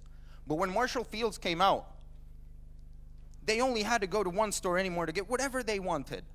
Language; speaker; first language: English; non-native, fluent; Finnish